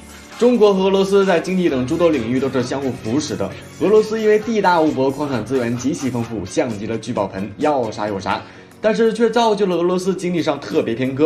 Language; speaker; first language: Chinese; native; Chinese